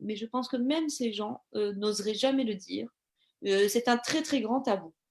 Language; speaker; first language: French; native; French